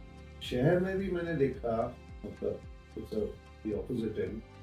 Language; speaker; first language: Hindi; non-native, local second language; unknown